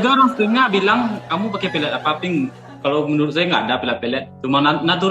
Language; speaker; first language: Indonesian; non-native, local second language; Minangkabau